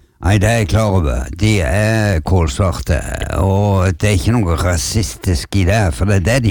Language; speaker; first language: Norwegian; native; Norwegian